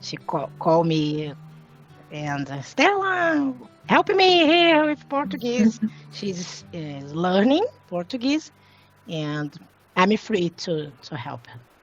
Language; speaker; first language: English; non-native, learner; Portuguese